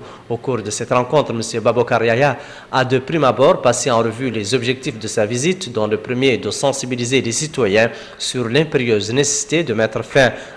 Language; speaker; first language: French; non-native, local second language; Arabic